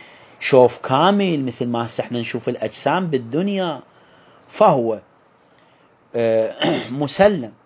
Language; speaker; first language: Arabic; native; Arabic